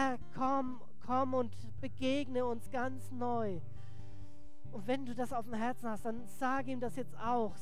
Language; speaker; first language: German; native; German